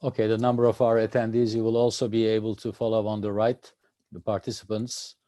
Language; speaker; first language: English; non-native, fluent; Turkish